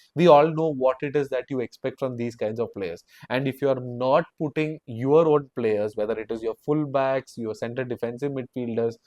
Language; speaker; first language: English; non-native, local second language; Malayalam